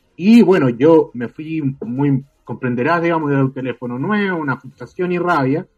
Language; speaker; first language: Spanish; native; Spanish